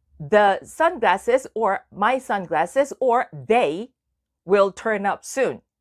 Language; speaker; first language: English; non-native, fluent; Korean